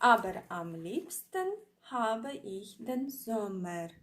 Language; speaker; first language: German; non-native, fluent; Ukrainian